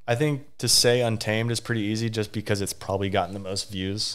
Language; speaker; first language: English; native; English